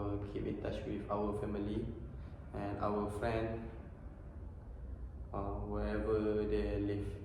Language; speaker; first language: English; non-native, learner; Malay